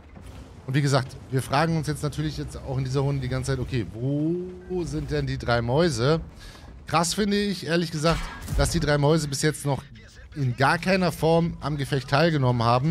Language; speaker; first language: German; native; German